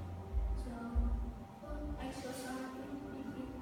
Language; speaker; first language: English; non-native, learner; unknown